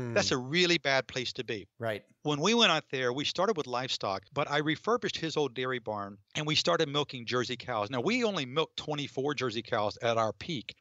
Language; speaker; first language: English; native; English